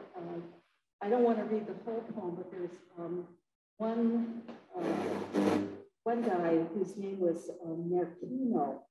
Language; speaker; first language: English; native; English